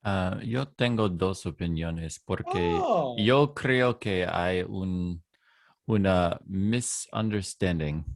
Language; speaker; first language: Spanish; non-native, learner; English